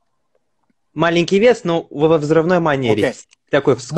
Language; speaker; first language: Russian; native; Russian